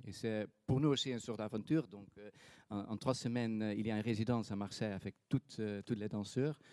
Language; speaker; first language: French; non-native, fluent; Dutch